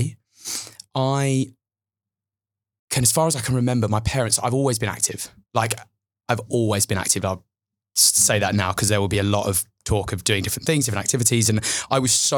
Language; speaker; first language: English; native; English